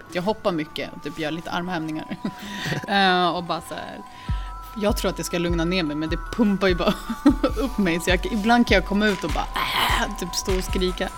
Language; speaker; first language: Swedish; early bilingual, other home language; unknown